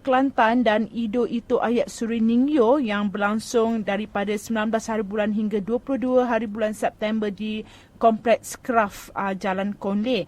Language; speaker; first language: Malay; native; Malay